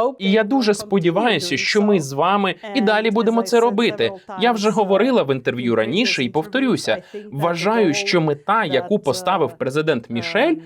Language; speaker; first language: Ukrainian; native; Ukrainian